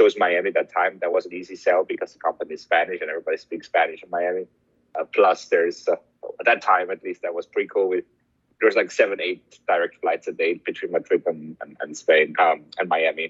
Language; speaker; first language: English; non-native, fluent; German